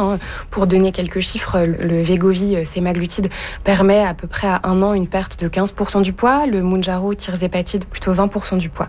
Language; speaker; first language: French; native; French